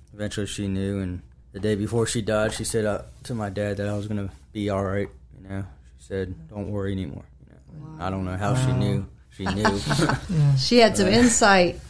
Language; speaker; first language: English; native; English